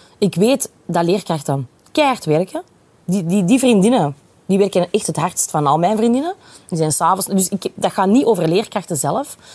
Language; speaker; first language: Dutch; native; Dutch